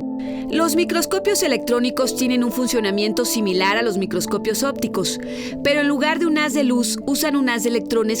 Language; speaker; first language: Spanish; native; Spanish